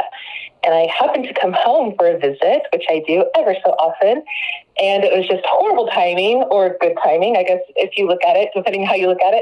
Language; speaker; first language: English; native; English